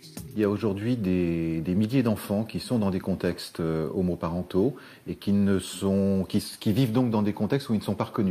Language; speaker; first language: French; native; French